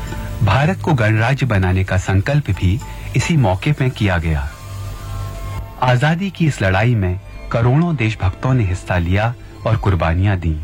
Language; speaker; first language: Hindi; native; Hindi